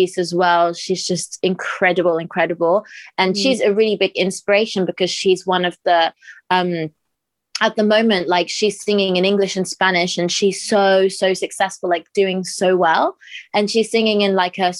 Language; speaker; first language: English; native; English